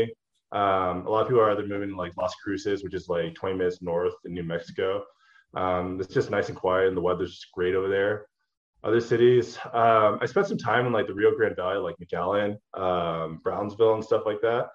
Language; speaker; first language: English; native; English